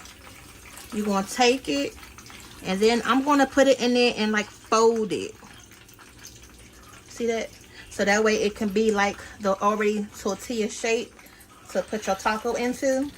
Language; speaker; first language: English; native; English